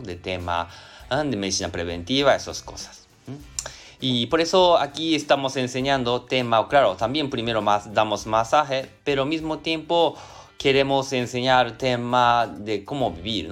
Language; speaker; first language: Spanish; non-native, learner; Japanese